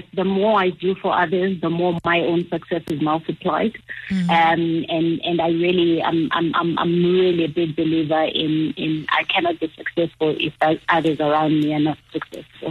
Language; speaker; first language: English; non-native, local second language; Xhosa